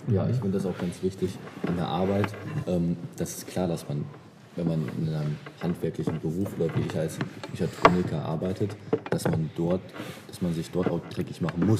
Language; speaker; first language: German; native; German